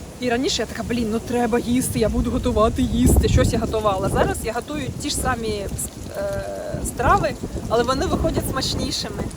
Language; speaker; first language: Ukrainian; non-native, local second language; Russian